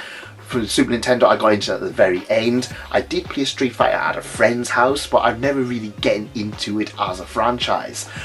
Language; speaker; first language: English; native; English